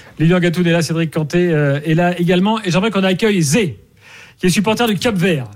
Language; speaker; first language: French; native; French